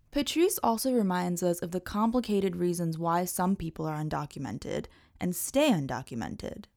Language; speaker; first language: English; native; English